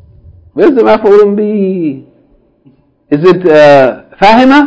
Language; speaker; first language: Arabic; non-native, fluent; English